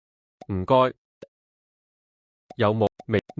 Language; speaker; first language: Cantonese; non-native, learner; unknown